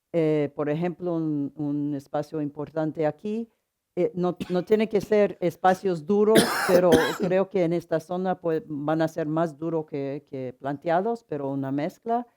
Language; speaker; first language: Spanish; non-native, fluent; English